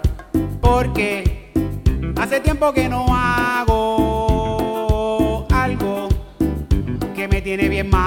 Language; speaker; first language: Spanish; native; Spanish